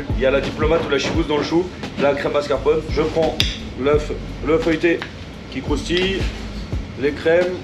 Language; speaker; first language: French; native; French